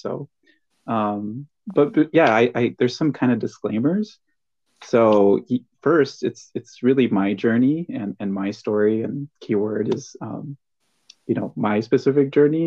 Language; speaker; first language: English; early bilingual, other home language; Spanish